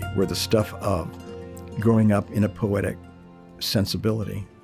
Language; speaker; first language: English; early bilingual, other home language; Spanish